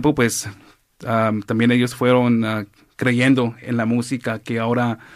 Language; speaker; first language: Spanish; early bilingual, heritage; Spanish